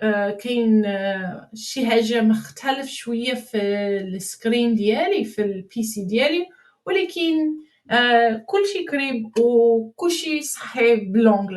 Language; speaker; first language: Arabic; non-native, learner; English